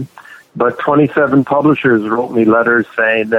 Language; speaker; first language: English; native; English